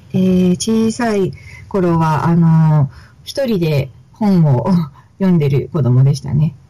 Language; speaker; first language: Japanese; native; Japanese